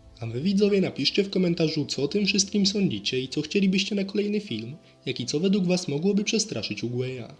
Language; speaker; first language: Polish; native; Polish